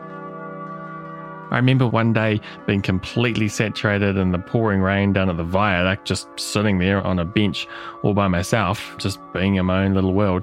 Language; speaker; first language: English; native; English